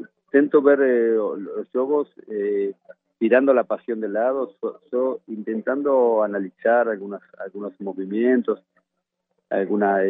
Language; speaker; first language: Portuguese; non-native, fluent; Spanish